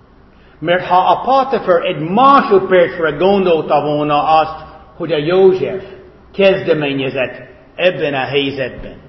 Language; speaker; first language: Hungarian; non-native, fluent; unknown